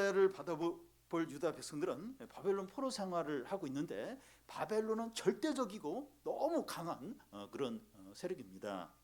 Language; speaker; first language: Korean; native; Korean